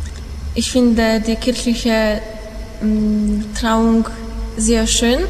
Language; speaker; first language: German; non-native, learner; Polish